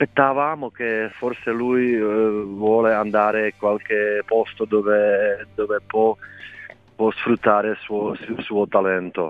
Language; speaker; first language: Italian; non-native, fluent; Czech